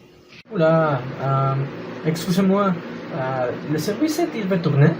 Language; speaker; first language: French; non-native, learner; Spanish